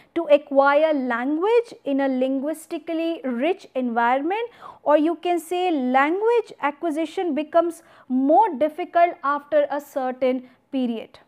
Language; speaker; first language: English; non-native, local second language; Hindi